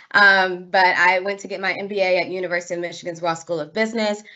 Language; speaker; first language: English; native; English